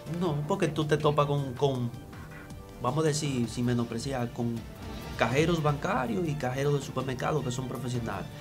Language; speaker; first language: Spanish; native; Spanish